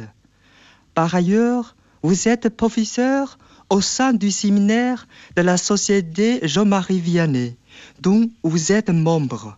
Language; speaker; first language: French; non-native, fluent; Chinese